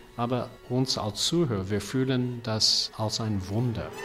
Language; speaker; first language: German; non-native, fluent; English